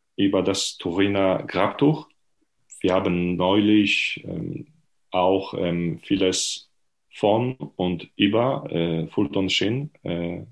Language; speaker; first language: German; non-native, fluent; Polish